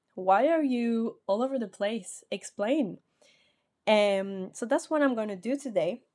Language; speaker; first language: English; non-native, fluent; French